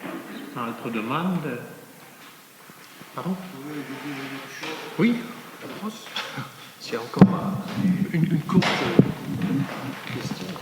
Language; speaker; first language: French; non-native, fluent; German